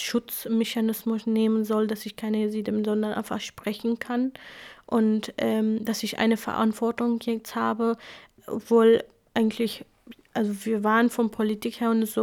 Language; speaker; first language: German; non-native, fluent; Kurdish